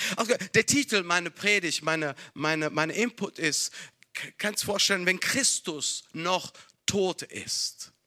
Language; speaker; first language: German; non-native, fluent; Italian